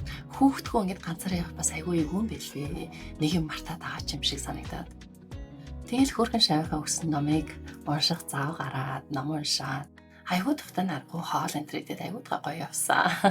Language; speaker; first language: Mongolian; native; Mongolian